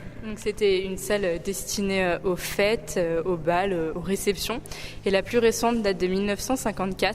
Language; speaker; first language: French; native; French